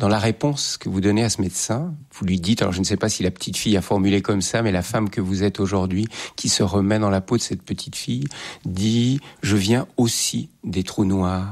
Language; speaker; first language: French; native; French